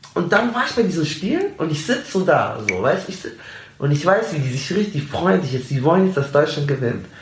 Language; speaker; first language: German; early bilingual, other home language; Arabic